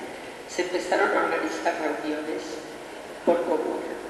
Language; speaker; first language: Spanish; native; Spanish